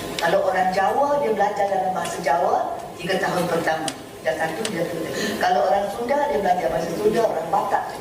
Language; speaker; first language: Malay; native; Malay